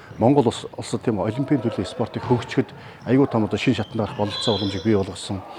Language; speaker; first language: Mongolian; native; Mongolian